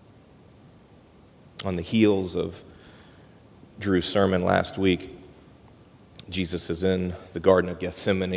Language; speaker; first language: English; native; English